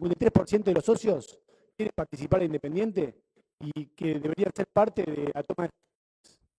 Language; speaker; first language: Spanish; native; Spanish